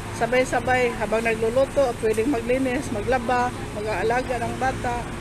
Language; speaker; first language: Filipino; non-native, local second language; Cebuano